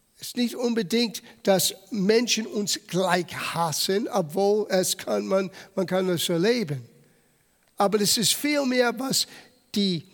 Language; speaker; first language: German; non-native, fluent; English